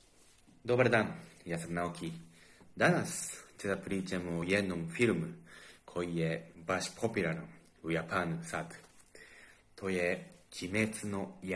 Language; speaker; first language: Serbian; non-native, fluent; Japanese